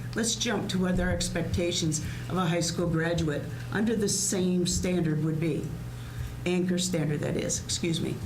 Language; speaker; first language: English; native; English